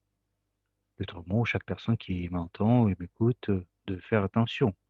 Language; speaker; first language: French; non-native, fluent; Russian